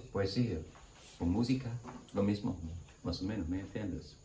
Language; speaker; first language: Spanish; non-native, learner; English